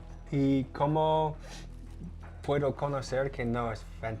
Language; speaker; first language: Spanish; non-native, learner; English